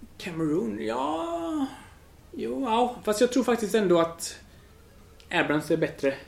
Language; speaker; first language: Swedish; early bilingual, other home language; Spanish